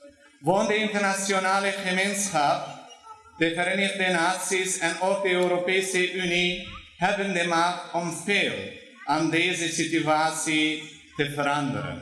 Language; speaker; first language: Dutch; non-native, fluent; Turoyo